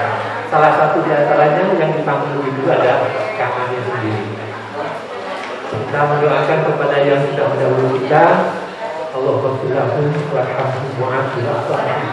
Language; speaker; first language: Indonesian; non-native, local second language; Sundanese